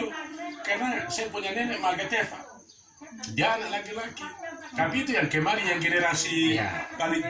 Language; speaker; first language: Indonesian; non-native, local second language; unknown